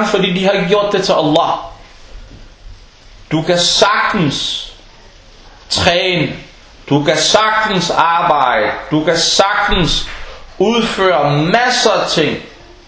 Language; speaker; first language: Danish; non-native, local second language; Arabic